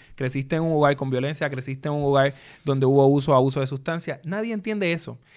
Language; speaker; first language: Spanish; native; Spanish